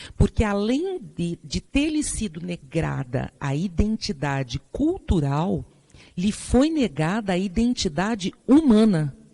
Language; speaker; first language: Portuguese; native; Portuguese